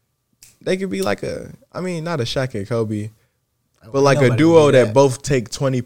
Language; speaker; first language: English; native; English